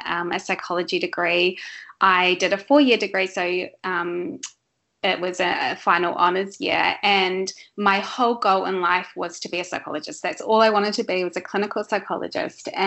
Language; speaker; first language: English; native; English